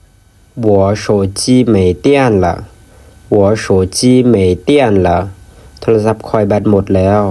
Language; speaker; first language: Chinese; non-native, fluent; Lao